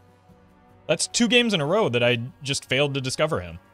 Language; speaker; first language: English; native; English